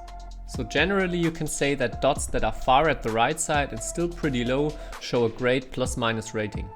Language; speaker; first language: English; non-native, fluent; German